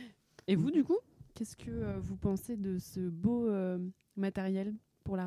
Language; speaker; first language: French; native; French